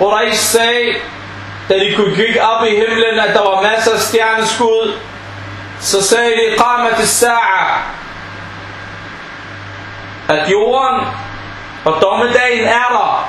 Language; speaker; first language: Danish; non-native, fluent; Arabic